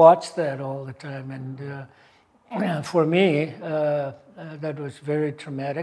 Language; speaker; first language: English; native; English